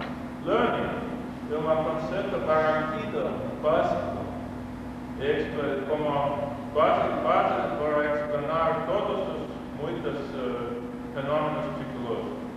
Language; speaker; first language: Portuguese; non-native, learner; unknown